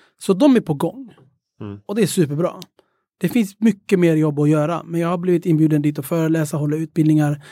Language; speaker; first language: Swedish; early bilingual, other home language; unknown